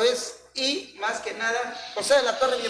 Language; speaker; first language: Spanish; native; Spanish